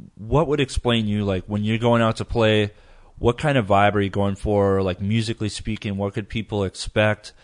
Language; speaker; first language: English; native; English